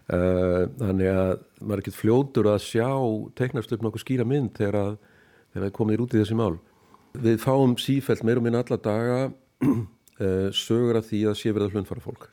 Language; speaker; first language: Icelandic; native; Icelandic